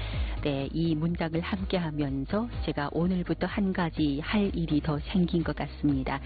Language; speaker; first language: Korean; native; Korean